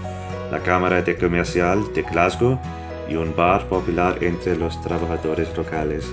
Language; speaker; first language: Spanish; non-native, fluent; English